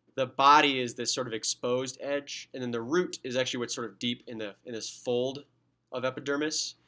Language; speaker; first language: English; native; English